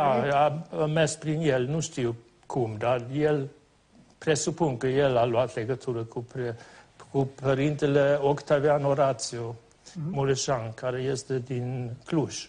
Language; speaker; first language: Romanian; non-native, fluent; Swedish